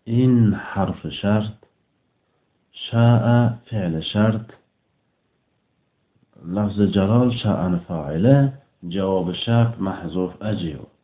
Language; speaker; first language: Arabic; non-native, fluent; Uzbek